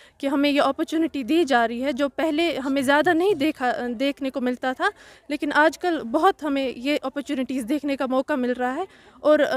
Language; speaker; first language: Hindi; non-native, local second language; Kashmiri